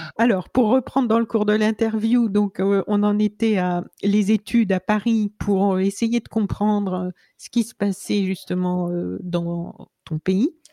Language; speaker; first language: French; native; French